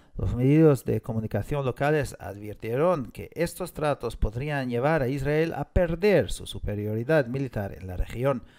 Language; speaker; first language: Spanish; non-native, fluent; Hungarian